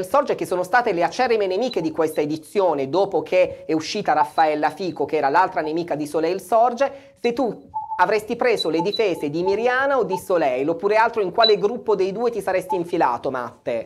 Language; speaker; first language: Italian; native; Italian